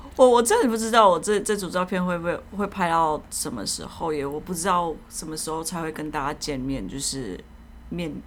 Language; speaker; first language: Chinese; native; Chinese